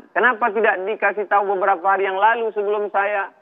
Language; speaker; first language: Indonesian; native; Indonesian